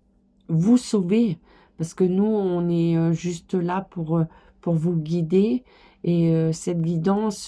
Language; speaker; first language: French; native; French